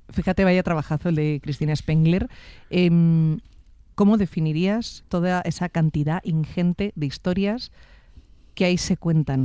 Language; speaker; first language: Spanish; native; Spanish